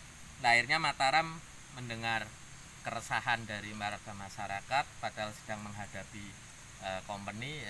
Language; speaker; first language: Indonesian; native; Indonesian